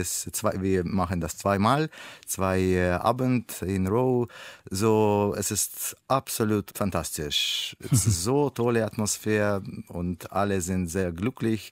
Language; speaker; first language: German; non-native, learner; Russian